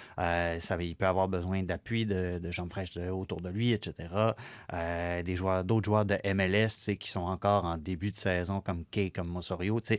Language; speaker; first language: French; native; French